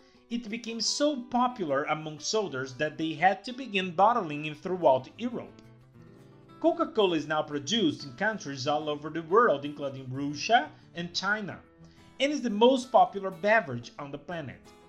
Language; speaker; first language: English; non-native, fluent; Portuguese